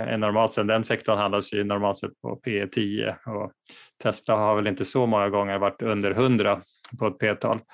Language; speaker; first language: Swedish; native; Swedish